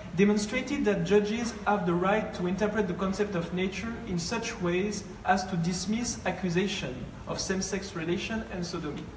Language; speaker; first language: English; non-native, fluent; French